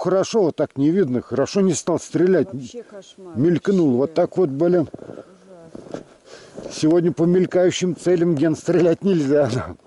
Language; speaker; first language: Russian; native; Russian